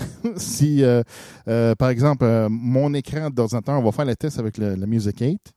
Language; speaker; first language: French; native; French